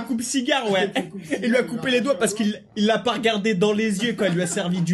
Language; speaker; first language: French; native; French